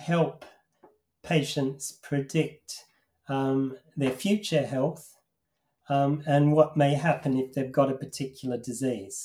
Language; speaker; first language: English; native; English